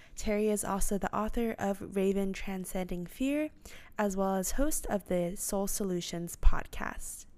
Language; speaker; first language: English; non-native, fluent; Chinese